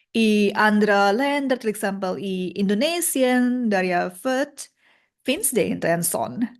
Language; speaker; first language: Swedish; non-native, learner; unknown